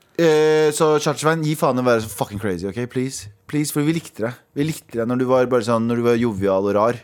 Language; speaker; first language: Norwegian; early bilingual, other home language; Kurdish